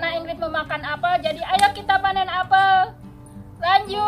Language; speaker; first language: Indonesian; native; Indonesian